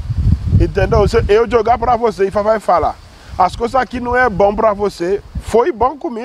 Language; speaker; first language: Portuguese; non-native, learner; Yoruba